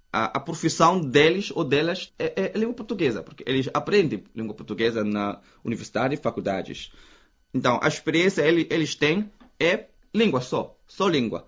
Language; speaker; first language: Portuguese; non-native, fluent; Chinese